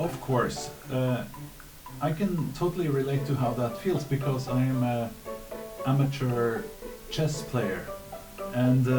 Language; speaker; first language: English; non-native, fluent; Norwegian